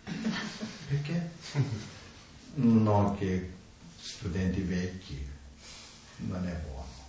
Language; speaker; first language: Italian; non-native, learner; Tibetan